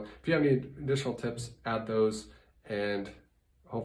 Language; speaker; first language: English; native; English